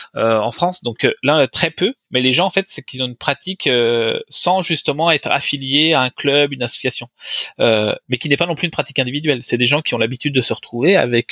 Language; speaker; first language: French; native; French